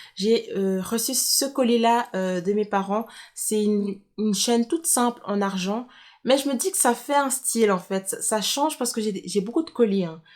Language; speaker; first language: French; native; French